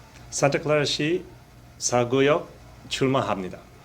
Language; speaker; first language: Korean; early bilingual, heritage; Korean